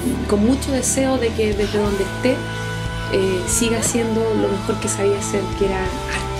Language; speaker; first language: Spanish; native; Spanish